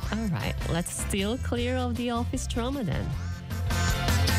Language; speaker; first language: English; non-native, fluent; Korean